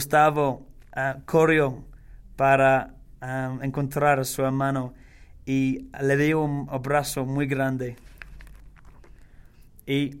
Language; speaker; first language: Spanish; non-native, learner; English